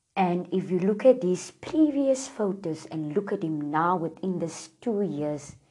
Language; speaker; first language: English; non-native, local second language; Afrikaans